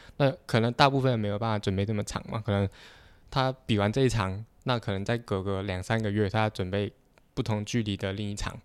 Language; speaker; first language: Chinese; non-native, local second language; Cantonese